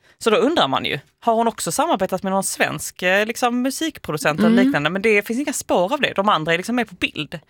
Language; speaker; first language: Swedish; native; Swedish